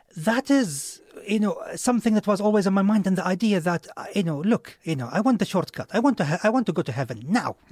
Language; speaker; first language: English; non-native, fluent; Arabic